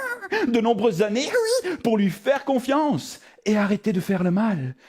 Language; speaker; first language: French; native; French